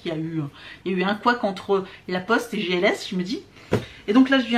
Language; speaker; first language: French; native; French